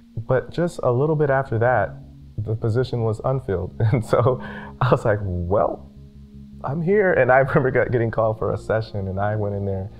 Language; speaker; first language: English; native; English